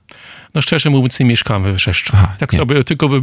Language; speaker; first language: Polish; non-native, fluent; German